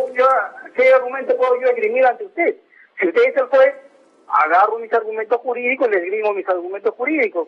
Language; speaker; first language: Spanish; native; Spanish